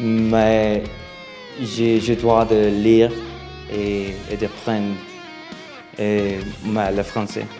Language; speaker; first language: French; non-native, learner; Spanish